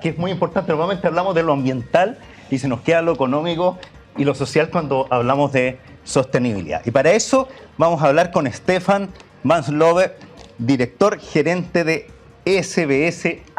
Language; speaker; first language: Spanish; native; Spanish